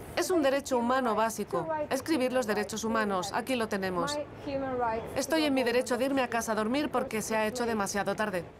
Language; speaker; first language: Spanish; non-native, fluent; Swedish